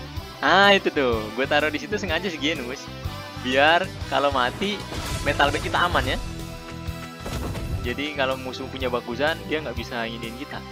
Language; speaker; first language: Indonesian; native; Indonesian